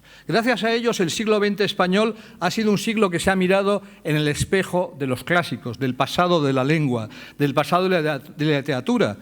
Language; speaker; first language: Spanish; native; Spanish